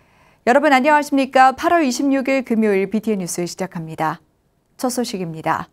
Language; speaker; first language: Korean; native; Korean